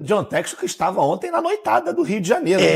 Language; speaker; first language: Portuguese; native; Portuguese